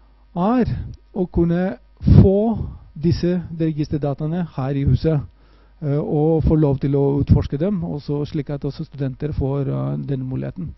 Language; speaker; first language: Norwegian; non-native, fluent; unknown